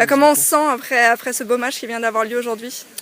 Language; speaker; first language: French; native; French